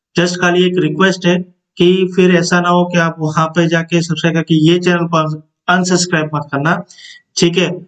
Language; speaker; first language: Hindi; non-native, local second language; Gujarati